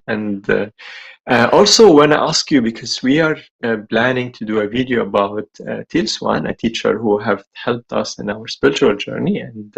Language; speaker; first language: English; non-native, fluent; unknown